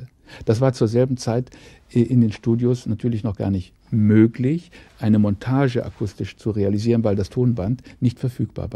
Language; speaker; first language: German; native; German